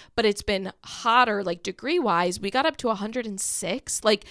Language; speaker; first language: English; native; English